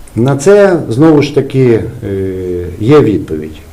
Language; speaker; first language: Ukrainian; native; Ukrainian